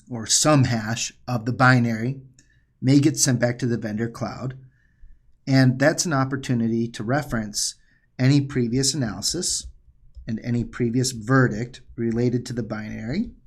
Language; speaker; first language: English; native; English